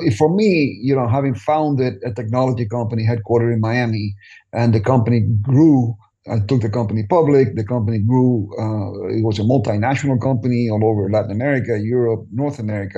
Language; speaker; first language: English; non-native, fluent; Spanish